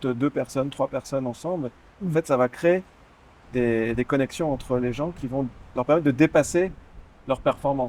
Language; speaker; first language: French; native; French